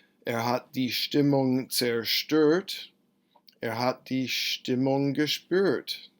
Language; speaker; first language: German; non-native, fluent; English